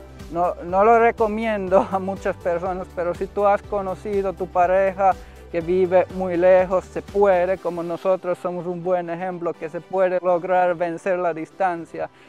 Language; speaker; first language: Spanish; non-native, fluent; Finnish